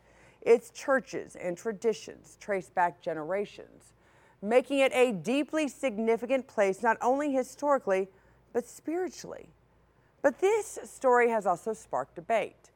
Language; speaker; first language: English; native; English